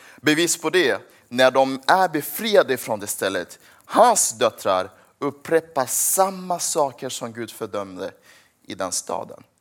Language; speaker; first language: Swedish; early bilingual, other home language; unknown